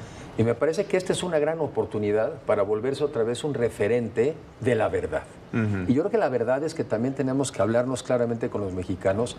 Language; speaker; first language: Spanish; native; Spanish